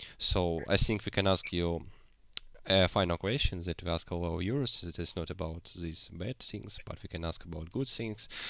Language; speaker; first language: English; non-native, learner; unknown